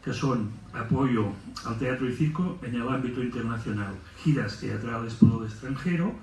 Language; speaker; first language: Spanish; non-native, local second language; Catalan